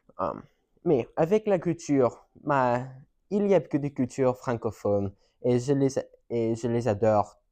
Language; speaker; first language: French; non-native, learner; English